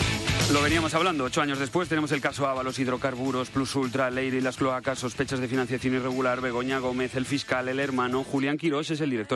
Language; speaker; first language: Spanish; native; Spanish